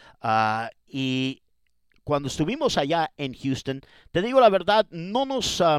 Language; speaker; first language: Spanish; early bilingual, heritage; Spanish